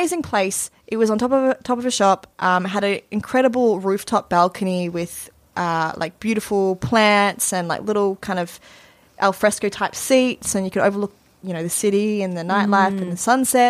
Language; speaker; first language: English; native; English